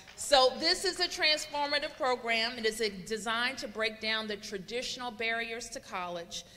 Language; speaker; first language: English; native; English